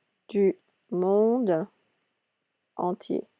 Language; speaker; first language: French; non-native, fluent; English